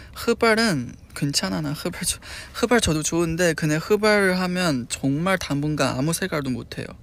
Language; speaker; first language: Korean; non-native, fluent; Chinese